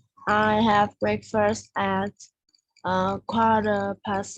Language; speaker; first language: English; non-native, learner; Vietnamese